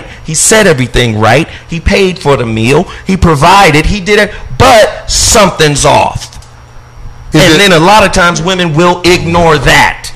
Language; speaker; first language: English; native; English